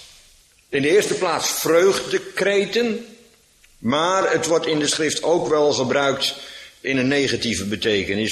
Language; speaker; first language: Dutch; native; Dutch